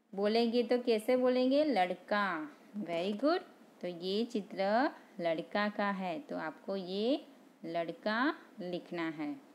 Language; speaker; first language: Hindi; non-native, local second language; Gujarati